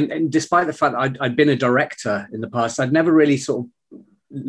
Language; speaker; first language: English; native; English